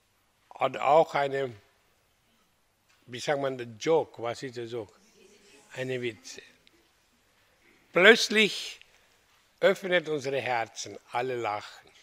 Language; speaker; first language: German; non-native, learner; Hindi